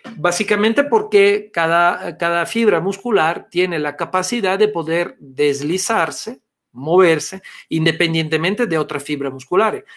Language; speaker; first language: Spanish; non-native, fluent; Italian